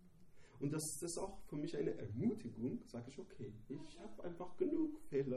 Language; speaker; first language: German; non-native, learner; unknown